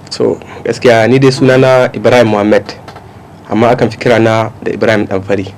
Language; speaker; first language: Hausa; non-native, local second language; Tamasheq